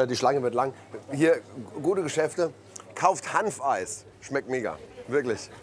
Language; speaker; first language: German; native; German